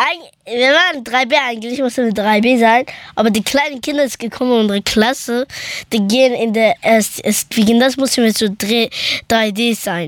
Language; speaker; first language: German; early bilingual, other home language; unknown